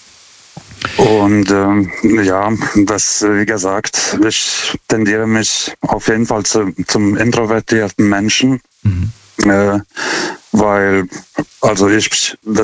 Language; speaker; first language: German; non-native, fluent; Lithuanian